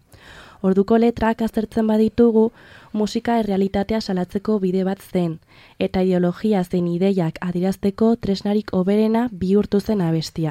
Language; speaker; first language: Basque; native; Basque